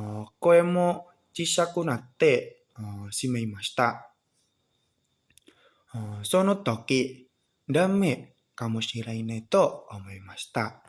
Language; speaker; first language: Japanese; non-native, learner; Indonesian